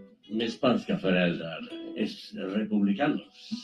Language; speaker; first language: Swedish; non-native, fluent; Spanish